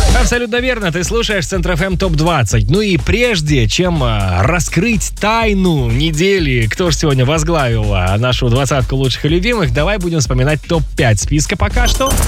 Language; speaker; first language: Russian; native; Russian